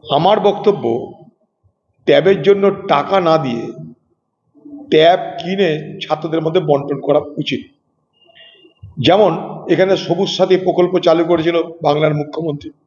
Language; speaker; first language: Bangla; native; Bangla